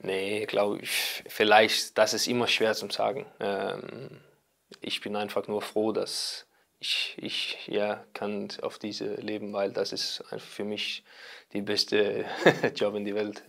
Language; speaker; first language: German; non-native, learner; Danish